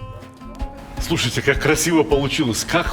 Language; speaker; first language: Russian; native; Russian